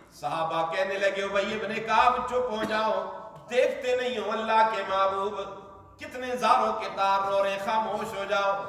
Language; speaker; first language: Urdu; non-native, local second language; Northern Hindko